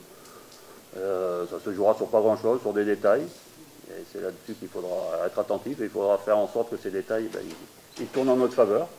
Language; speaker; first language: French; native; French